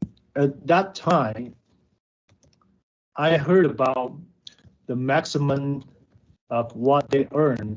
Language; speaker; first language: English; non-native, learner; Chinese